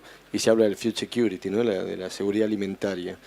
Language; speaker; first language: Spanish; native; Spanish